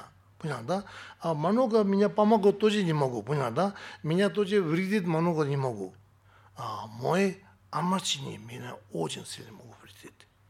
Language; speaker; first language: Russian; non-native, learner; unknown